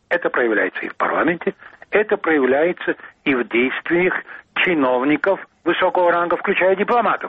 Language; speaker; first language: Russian; non-native, local second language; Georgian